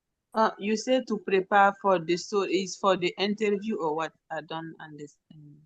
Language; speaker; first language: English; non-native, learner; French